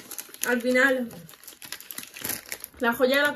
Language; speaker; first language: Spanish; native; Spanish